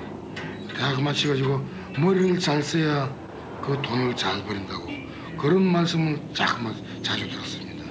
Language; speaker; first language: Korean; early bilingual, heritage; Korean